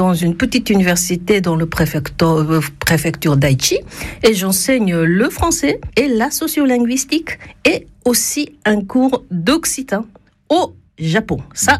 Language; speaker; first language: French; non-native, fluent; Japanese